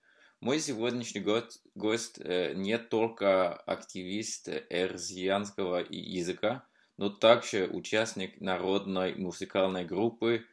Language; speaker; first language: Russian; non-native, fluent; Norwegian